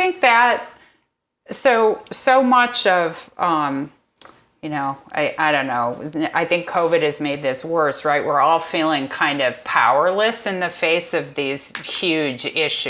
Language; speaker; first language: English; native; English